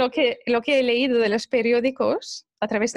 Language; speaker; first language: Spanish; non-native, fluent; Turkish